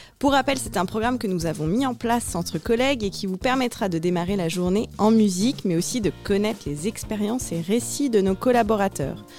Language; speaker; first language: French; native; French